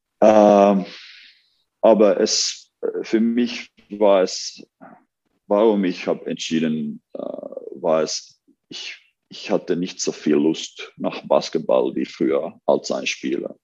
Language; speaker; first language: German; non-native, learner; Finnish